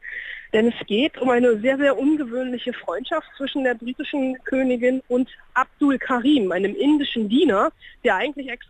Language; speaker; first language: German; native; German